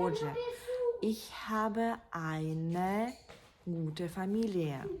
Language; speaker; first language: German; non-native, fluent; Ukrainian